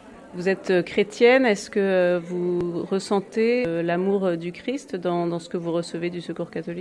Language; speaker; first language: French; native; French